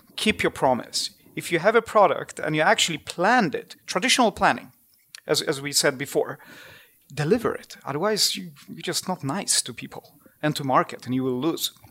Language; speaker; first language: English; non-native, fluent; Polish